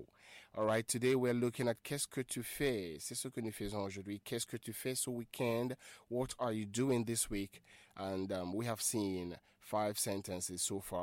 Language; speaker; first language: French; non-native, fluent; Igbo